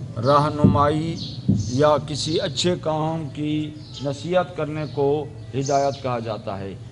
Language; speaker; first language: Urdu; non-native, local second language; Saraiki